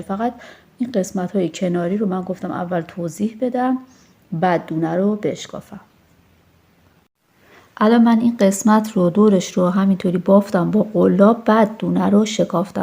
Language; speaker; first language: Persian; native; Persian